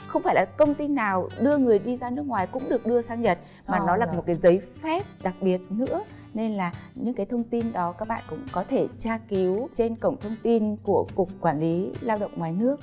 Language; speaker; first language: Vietnamese; native; Vietnamese